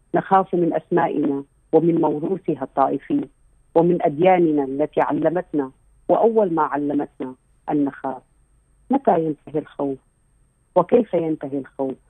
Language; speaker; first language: Arabic; native; Arabic